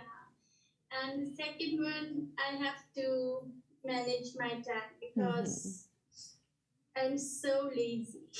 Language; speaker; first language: English; non-native, learner; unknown